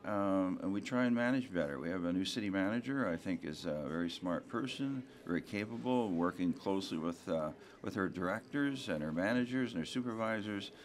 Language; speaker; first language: English; native; English